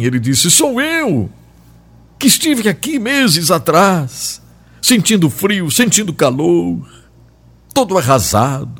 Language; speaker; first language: Portuguese; native; Portuguese